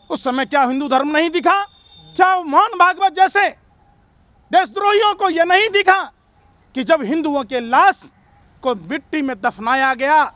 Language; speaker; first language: Hindi; native; Hindi